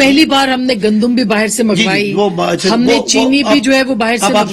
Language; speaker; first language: Urdu; native; Urdu